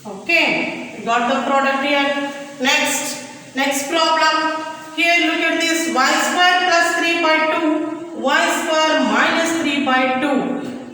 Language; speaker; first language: English; non-native, local second language; Kannada